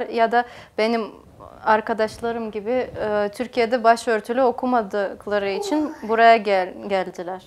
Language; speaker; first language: Turkish; non-native, fluent; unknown